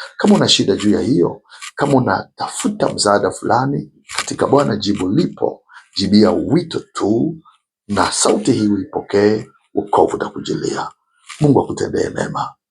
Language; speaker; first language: Swahili; native; Swahili